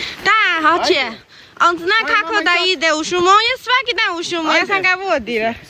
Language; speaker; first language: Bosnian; non-native, learner; Chinese